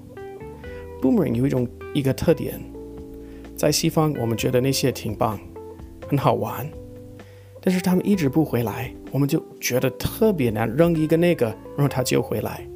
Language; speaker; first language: Chinese; non-native, fluent; English